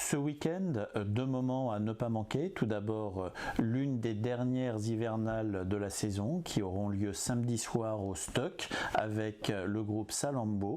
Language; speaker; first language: French; native; French